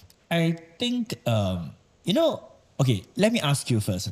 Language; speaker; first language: English; non-native, local second language; Chinese